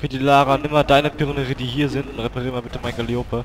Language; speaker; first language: German; native; German